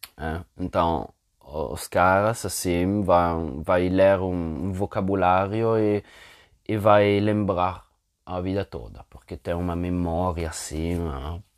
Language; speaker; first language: Portuguese; non-native, fluent; Italian